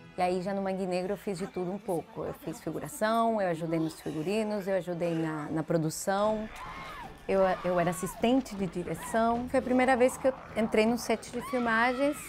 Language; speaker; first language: Portuguese; early bilingual, heritage; Spanish